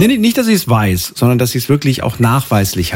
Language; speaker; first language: German; native; German